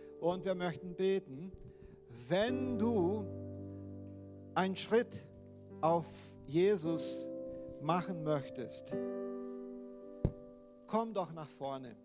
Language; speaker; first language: German; non-native, fluent; Portuguese